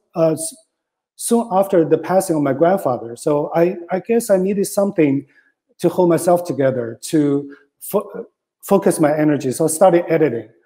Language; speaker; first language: English; non-native, fluent; Chinese